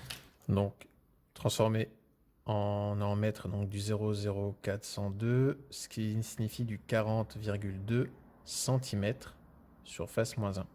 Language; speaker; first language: French; native; French